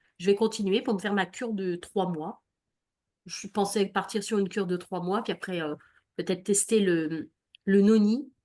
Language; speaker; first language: French; native; French